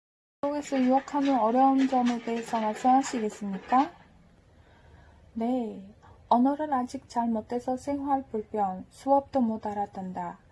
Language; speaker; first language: Korean; non-native, learner; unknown